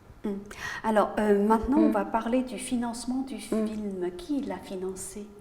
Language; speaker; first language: French; native; French